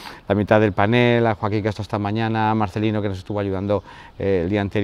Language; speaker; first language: Spanish; native; Spanish